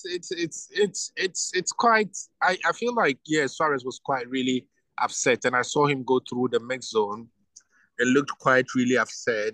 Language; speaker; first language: English; non-native, local second language; Akan